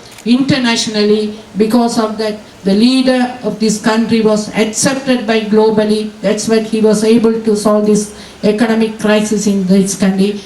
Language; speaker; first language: English; non-native, local second language; Tamil